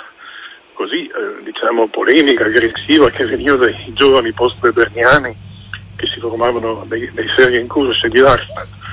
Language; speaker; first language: Italian; native; Italian